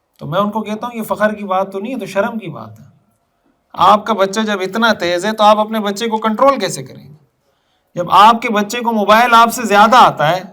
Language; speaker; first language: Urdu; native; Urdu